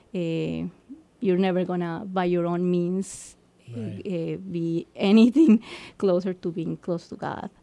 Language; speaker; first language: English; non-native, fluent; Spanish